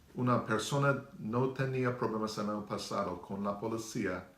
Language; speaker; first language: Spanish; non-native, learner; English